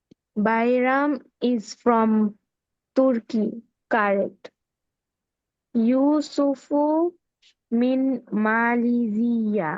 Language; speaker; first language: English; non-native, learner; Bangla